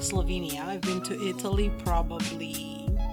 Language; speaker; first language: English; non-native, fluent; Slovenian